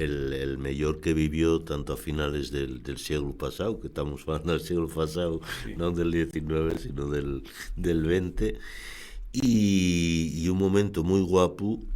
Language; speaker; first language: Spanish; native; Spanish